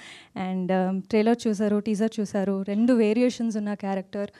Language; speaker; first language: Telugu; non-native, learner; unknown